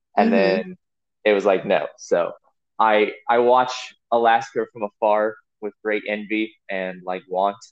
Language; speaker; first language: English; native; English